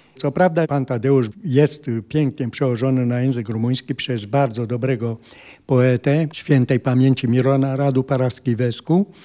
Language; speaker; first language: Polish; non-native, fluent; Romanian